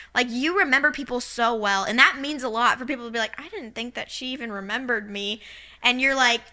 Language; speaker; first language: English; native; English